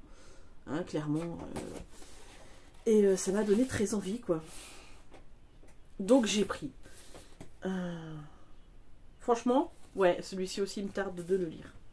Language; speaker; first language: French; native; French